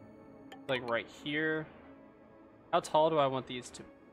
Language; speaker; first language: English; native; English